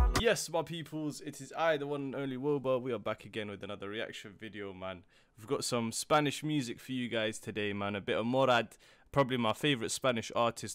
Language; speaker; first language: English; native; English